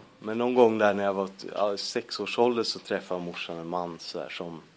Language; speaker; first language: Swedish; native; Swedish